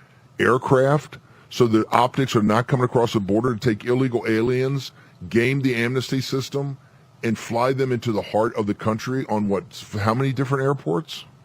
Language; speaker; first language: English; native; English